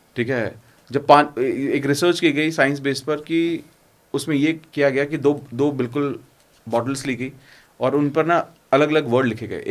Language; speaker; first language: Hindi; native; Hindi